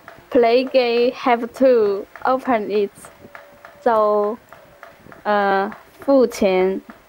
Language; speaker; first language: English; non-native, learner; Chinese